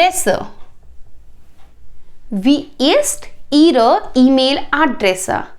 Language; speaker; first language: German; non-native, fluent; Hindi